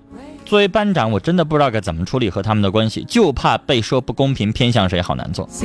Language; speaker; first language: Chinese; native; Chinese